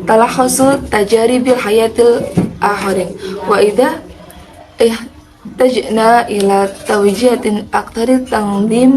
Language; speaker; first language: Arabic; non-native, learner; Indonesian